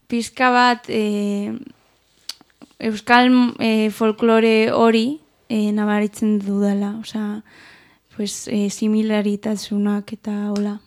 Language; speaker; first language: Basque; non-native, local second language; Spanish